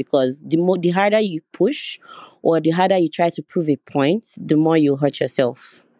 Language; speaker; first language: English; non-native, local second language; Yoruba